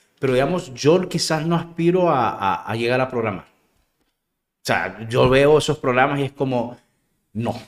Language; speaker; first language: Spanish; native; Spanish